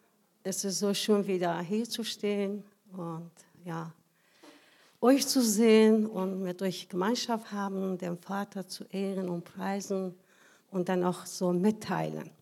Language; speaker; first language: German; non-native, fluent; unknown